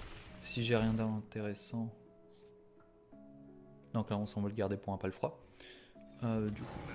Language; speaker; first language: French; native; French